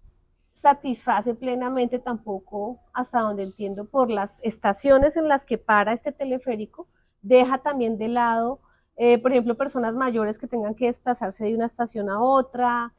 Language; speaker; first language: Spanish; native; Spanish